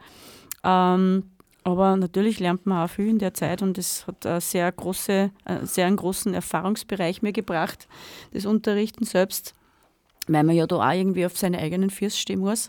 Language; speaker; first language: German; native; German